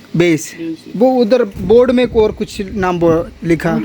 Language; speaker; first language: Hindi; non-native, local second language; Malayalam